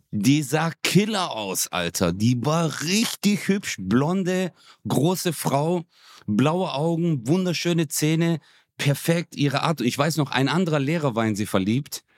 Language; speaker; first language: German; early bilingual, other home language; Turkish